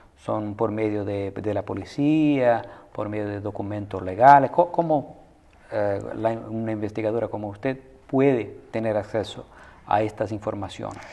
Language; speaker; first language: Spanish; non-native, fluent; Portuguese